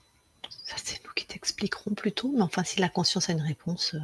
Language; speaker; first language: French; native; French